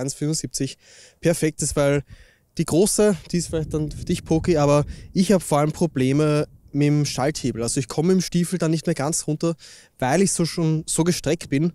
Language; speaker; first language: German; native; German